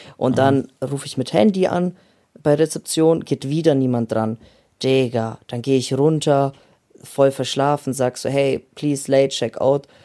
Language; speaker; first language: German; early bilingual, other home language; Russian